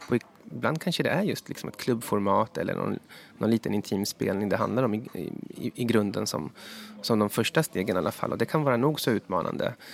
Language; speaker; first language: Swedish; early bilingual, other home language; Spanish